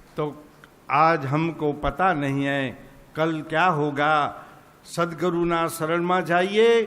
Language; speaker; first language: Hindi; non-native, local second language; Gujarati